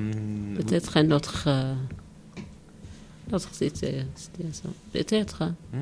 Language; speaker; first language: French; non-native, learner; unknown